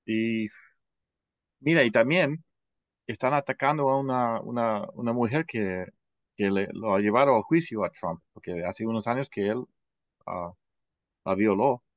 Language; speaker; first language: Spanish; non-native, fluent; English